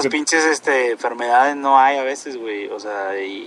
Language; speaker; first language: Spanish; native; Spanish